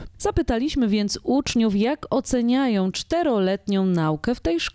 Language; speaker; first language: Polish; native; Polish